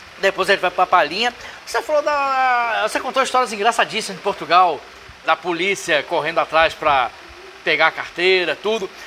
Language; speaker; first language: Portuguese; native; Portuguese